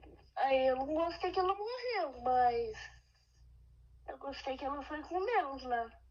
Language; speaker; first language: Portuguese; early bilingual, heritage; Portuguese